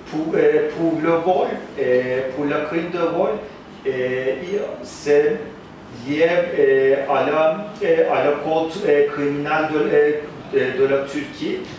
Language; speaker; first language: French; non-native, fluent; Turkish